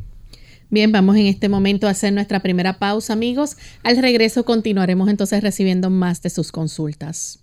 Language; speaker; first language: Spanish; native; Spanish